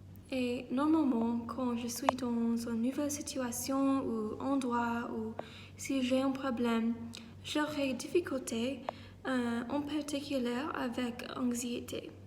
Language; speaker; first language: French; non-native, learner; English